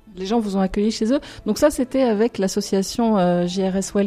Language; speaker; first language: French; native; French